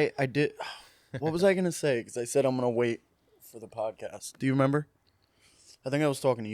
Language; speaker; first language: English; native; English